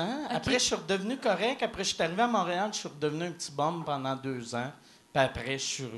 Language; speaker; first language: French; native; French